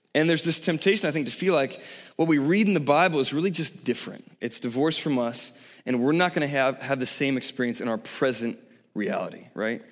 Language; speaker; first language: English; native; English